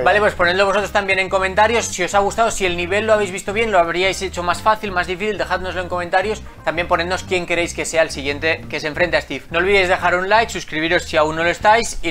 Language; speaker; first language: Spanish; native; Spanish